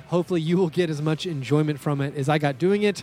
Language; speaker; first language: English; native; English